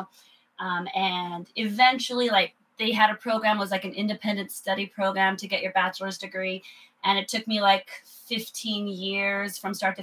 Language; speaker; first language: English; native; English